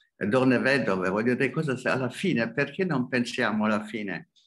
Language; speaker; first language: Italian; non-native, fluent; Hungarian